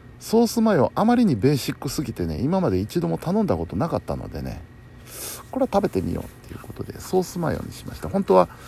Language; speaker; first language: Japanese; native; Japanese